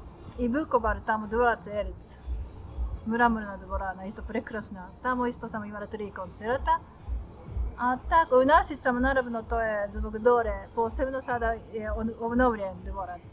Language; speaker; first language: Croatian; non-native, learner; Japanese